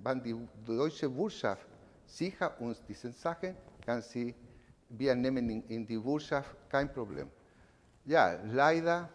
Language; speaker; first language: German; non-native, learner; Spanish